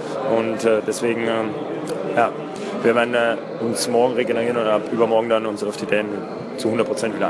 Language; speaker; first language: German; native; German